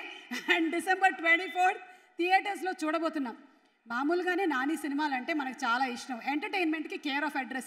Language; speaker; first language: Telugu; native; Telugu